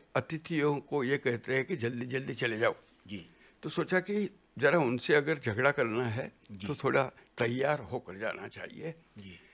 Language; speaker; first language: Hindi; non-native, local second language; Gujarati